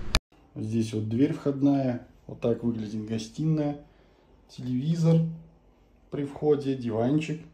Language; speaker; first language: Russian; native; Russian